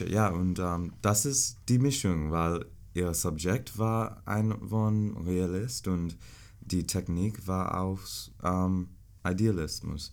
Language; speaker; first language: German; non-native, learner; English